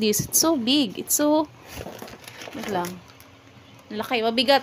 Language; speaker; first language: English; non-native, local second language; Filipino